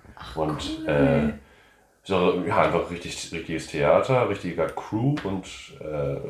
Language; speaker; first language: German; early bilingual, heritage; English